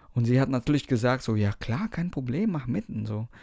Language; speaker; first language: German; non-native, fluent; Indonesian